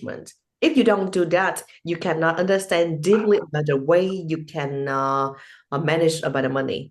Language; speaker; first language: English; non-native, learner; Vietnamese